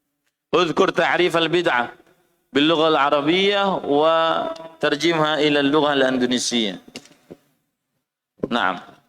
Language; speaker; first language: Arabic; non-native, fluent; Indonesian